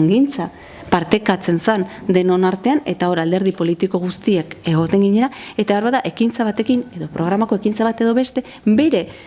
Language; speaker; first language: Basque; native; Basque